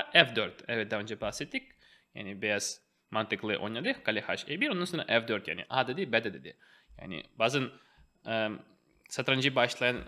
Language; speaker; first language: Turkish; non-native, fluent; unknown